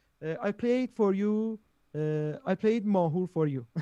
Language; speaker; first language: English; non-native, learner; Persian